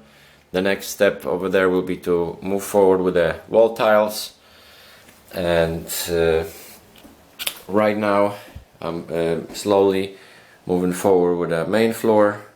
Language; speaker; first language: English; non-native, fluent; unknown